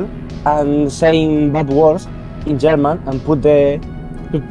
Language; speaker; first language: English; non-native, learner; Spanish